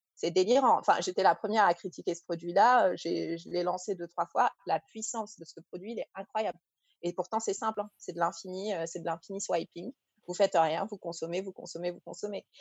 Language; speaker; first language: French; early bilingual, other home language; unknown